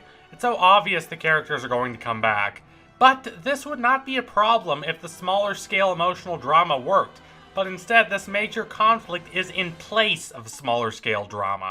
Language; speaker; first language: English; native; English